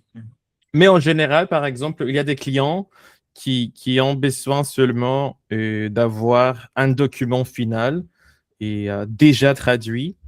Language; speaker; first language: French; non-native, fluent; Spanish